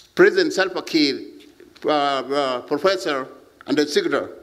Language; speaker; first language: English; non-native, learner; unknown